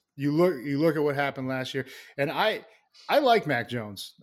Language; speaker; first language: English; native; English